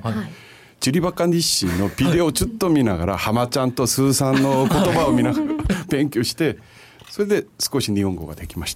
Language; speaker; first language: Japanese; non-native, fluent; Korean